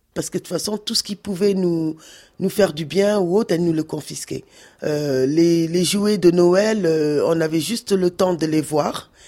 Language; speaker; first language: French; early bilingual, other home language; Wolof